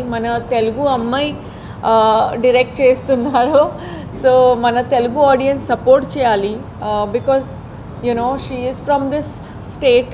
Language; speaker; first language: Telugu; non-native, fluent; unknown